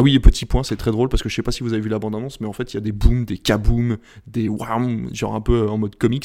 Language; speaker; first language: French; native; French